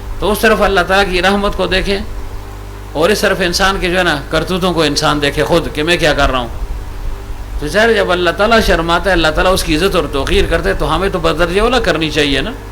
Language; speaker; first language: Urdu; non-native, local second language; Pashto